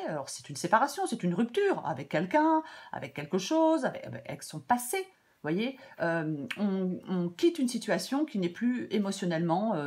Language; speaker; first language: French; native; French